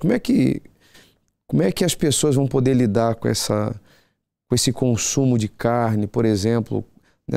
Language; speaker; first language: Portuguese; native; Portuguese